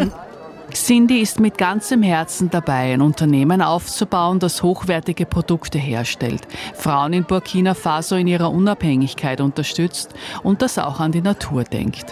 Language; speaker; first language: German; native; German